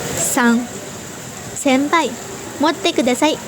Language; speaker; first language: Japanese; non-native, learner; Indonesian